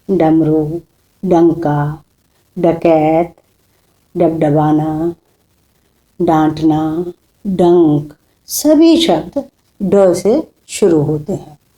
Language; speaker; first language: Hindi; native; Hindi